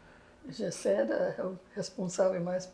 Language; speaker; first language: Portuguese; non-native, fluent; English